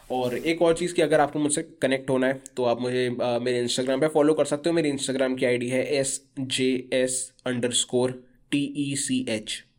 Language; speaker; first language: Hindi; native; Hindi